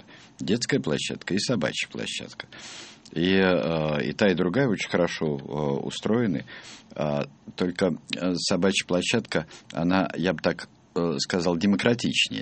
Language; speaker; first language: Russian; native; Russian